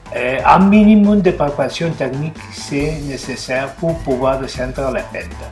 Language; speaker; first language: French; non-native, learner; Spanish